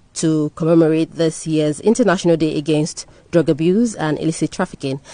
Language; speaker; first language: English; non-native, local second language; Yoruba